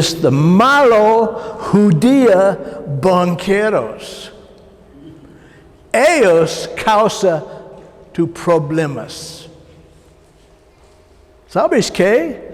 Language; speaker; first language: Spanish; non-native, learner; English